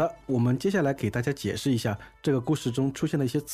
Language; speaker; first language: Chinese; native; Chinese